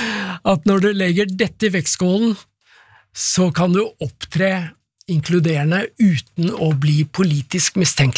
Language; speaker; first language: Norwegian; native; Norwegian